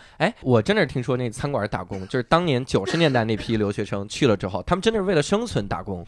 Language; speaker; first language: Chinese; native; Chinese